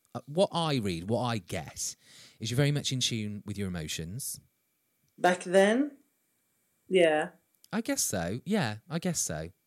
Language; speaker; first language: English; non-native, fluent; Swedish